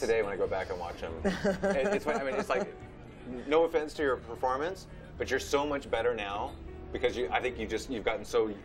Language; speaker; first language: English; native; English